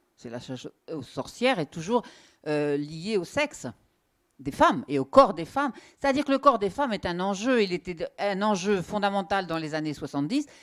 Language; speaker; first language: French; native; French